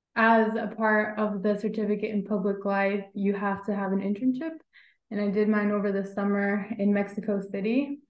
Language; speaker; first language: English; native; English